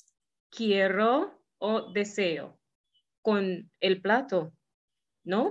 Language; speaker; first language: Spanish; non-native, fluent; English